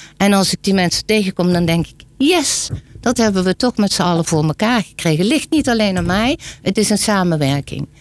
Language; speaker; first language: Dutch; native; Dutch